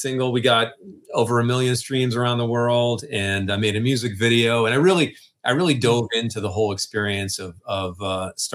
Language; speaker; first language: English; native; English